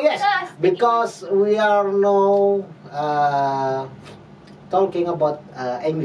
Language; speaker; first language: English; non-native, learner; Indonesian